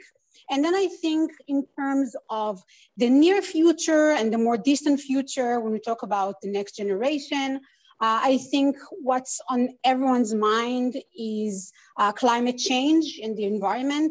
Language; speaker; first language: English; non-native, fluent; Hebrew